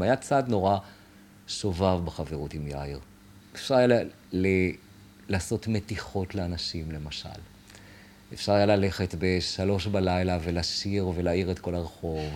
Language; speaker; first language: Hebrew; native; Hebrew